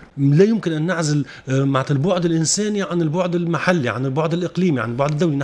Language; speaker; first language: Arabic; native; Arabic